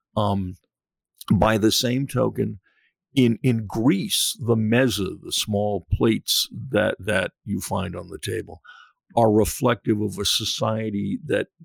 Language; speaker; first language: English; native; English